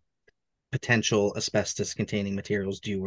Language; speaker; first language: English; native; English